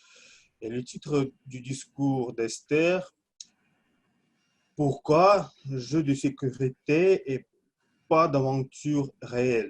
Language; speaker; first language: French; non-native, fluent; Russian